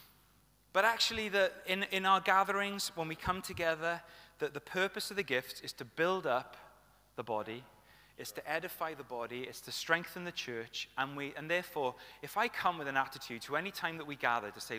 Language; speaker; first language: English; native; English